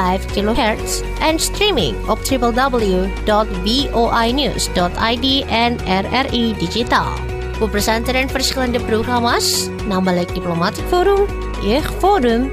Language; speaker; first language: Dutch; non-native, fluent; Indonesian